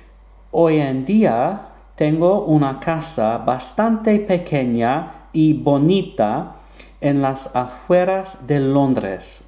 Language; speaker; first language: Spanish; non-native, fluent; English